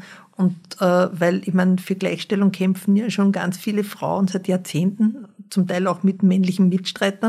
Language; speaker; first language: German; native; German